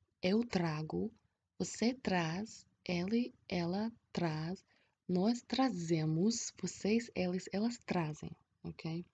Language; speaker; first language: Portuguese; non-native, fluent; English